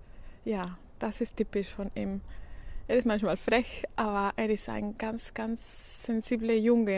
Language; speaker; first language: German; non-native, fluent; Spanish